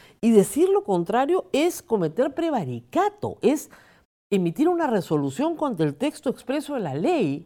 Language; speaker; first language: Spanish; native; Spanish